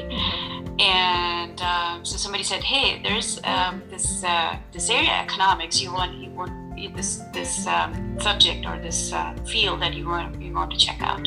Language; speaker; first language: English; non-native, local second language; Urdu